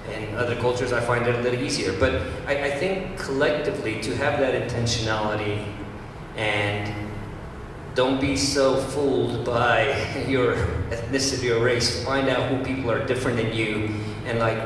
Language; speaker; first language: English; early bilingual, other home language; Romanian